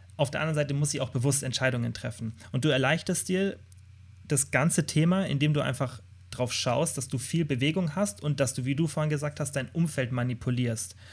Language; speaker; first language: German; native; German